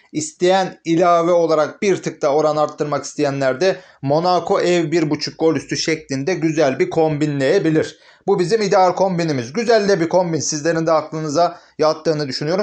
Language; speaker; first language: Turkish; native; Turkish